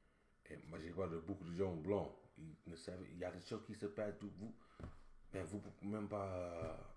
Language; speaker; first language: French; non-native, learner; English